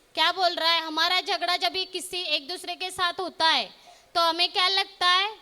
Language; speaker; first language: Hindi; non-native, local second language; Marathi